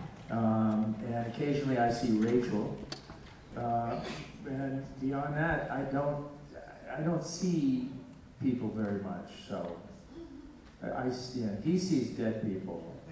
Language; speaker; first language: English; native; English